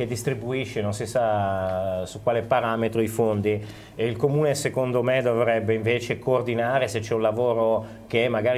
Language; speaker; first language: Italian; native; Italian